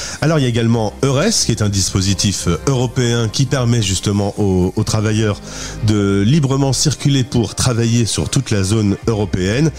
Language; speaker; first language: French; native; French